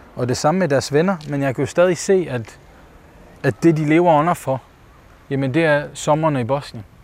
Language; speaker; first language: Danish; early bilingual, other home language; Bosnian